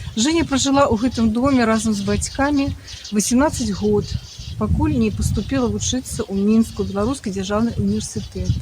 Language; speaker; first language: Belarusian; native; Belarusian